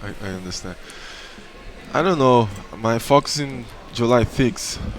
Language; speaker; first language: English; non-native, learner; Portuguese